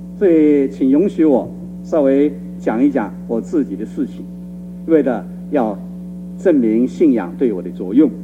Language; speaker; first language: Chinese; non-native, local second language; Cantonese